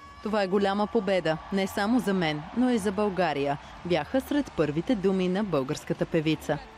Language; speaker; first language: Bulgarian; native; Bulgarian